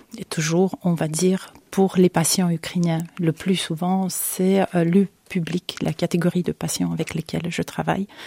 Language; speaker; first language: French; non-native, fluent; Ukrainian